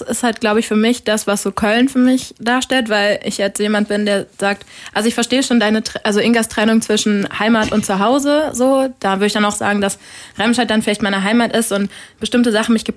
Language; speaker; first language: German; native; German